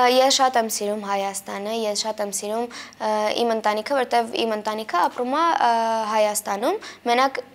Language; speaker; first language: Armenian; early bilingual, heritage; Armenian